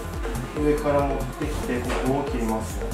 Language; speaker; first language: Japanese; native; Japanese